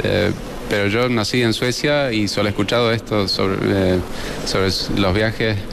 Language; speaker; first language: Spanish; early bilingual, heritage; Spanish